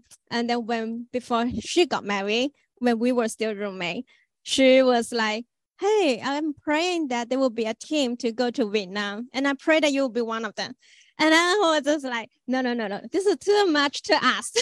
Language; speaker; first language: English; non-native, fluent; Chinese